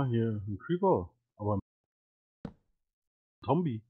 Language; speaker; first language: German; native; German